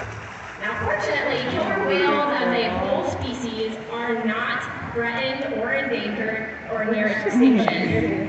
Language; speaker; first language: English; native; English